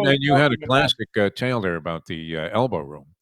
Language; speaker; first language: English; native; English